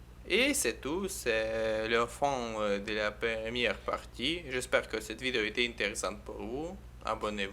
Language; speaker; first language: French; non-native, learner; Ukrainian